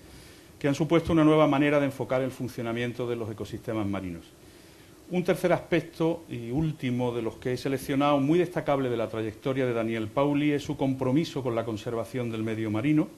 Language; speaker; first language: Spanish; native; Spanish